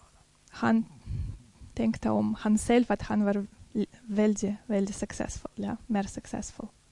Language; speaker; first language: Norwegian; non-native, fluent; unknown